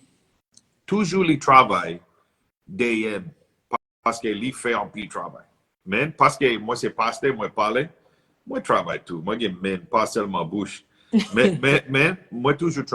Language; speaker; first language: Haitian Creole; non-native, learner; English